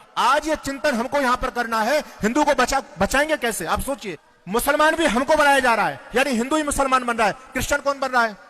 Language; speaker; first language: Hindi; native; Hindi